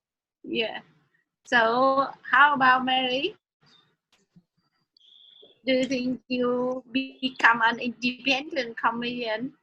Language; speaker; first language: English; non-native, learner; Vietnamese